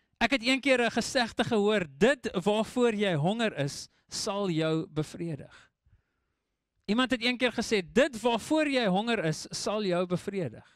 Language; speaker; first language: Afrikaans; non-native, local second language; English